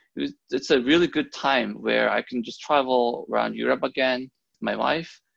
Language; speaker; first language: English; early bilingual, other home language; Korean